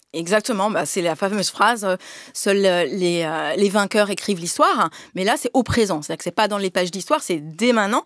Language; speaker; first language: French; native; French